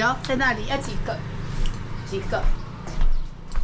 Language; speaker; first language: Chinese; non-native, local second language; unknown